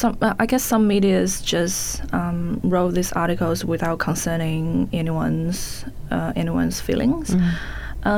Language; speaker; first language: English; non-native, fluent; Chinese